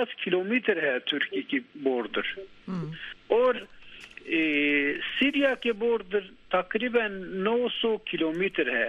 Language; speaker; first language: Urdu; non-native, learner; Turkish